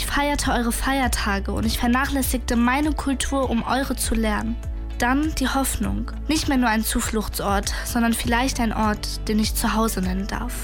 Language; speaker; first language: German; early bilingual, other home language; Kurdish